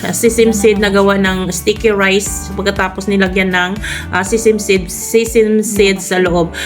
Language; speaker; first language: Filipino; non-native, local second language; Cebuano